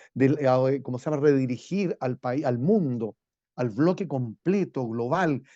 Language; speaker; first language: Spanish; native; Spanish